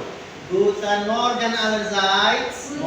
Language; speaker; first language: German; non-native, fluent; Indonesian